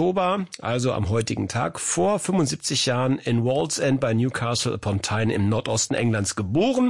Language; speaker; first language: German; native; German